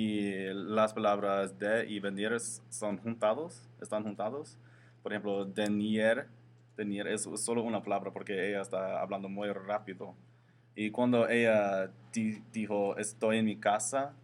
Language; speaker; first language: Spanish; non-native, learner; English